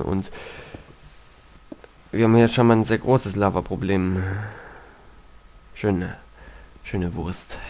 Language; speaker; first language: German; native; German